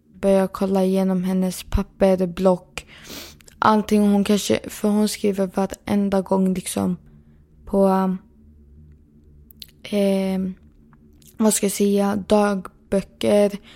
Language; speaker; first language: Swedish; early bilingual, other home language; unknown